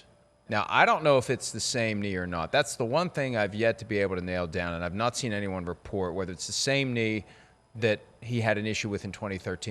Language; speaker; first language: English; native; English